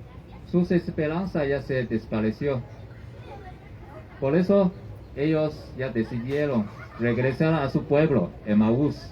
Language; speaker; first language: Spanish; non-native, learner; Chinese